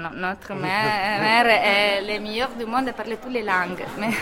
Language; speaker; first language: French; non-native, fluent; Italian